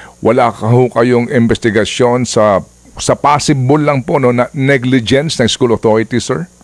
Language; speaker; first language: Filipino; non-native, local second language; Waray